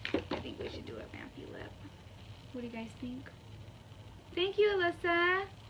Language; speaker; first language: English; early bilingual, other home language; Spanish